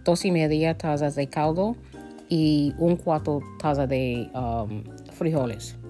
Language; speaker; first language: Spanish; early bilingual, heritage; Spanish